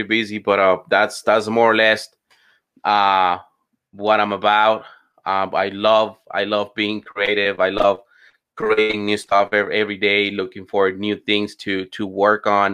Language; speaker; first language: English; non-native, fluent; Spanish